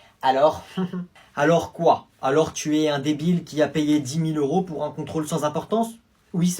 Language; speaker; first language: French; native; French